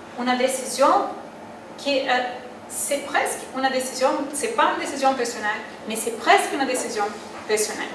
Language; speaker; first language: French; non-native, learner; Portuguese